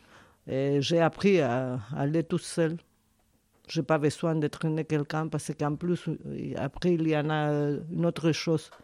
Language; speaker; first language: French; non-native, fluent; Spanish